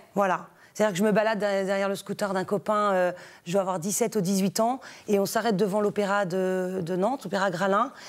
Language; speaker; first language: French; native; French